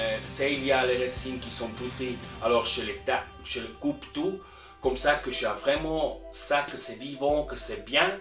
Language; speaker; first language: French; non-native, local second language; German